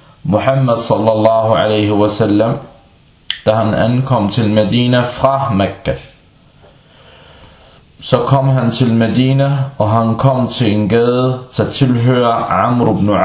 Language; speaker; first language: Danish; non-native, fluent; Arabic